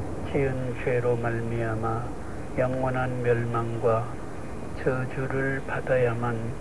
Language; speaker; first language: Korean; native; Korean